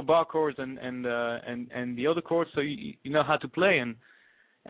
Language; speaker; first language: English; non-native, fluent; French